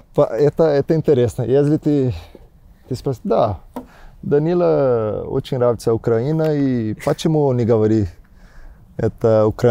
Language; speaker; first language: Russian; non-native, learner; Portuguese